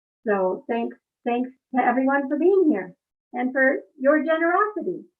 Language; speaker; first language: English; native; English